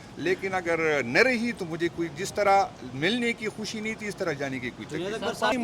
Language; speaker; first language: Urdu; non-native, local second language; Pashto